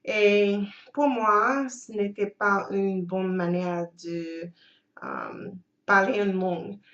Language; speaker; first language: French; non-native, learner; English